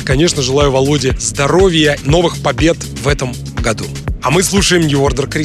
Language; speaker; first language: Russian; native; Russian